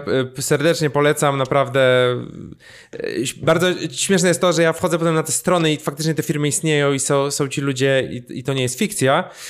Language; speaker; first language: Polish; native; Polish